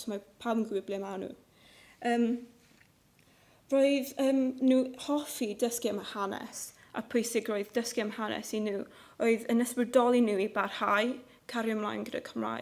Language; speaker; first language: Welsh; non-native, local second language; English